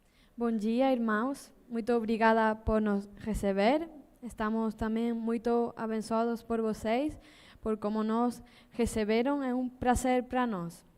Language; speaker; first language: Portuguese; non-native, learner; Spanish